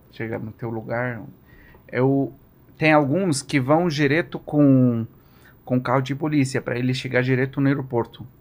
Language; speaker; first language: Portuguese; non-native, learner; Arabic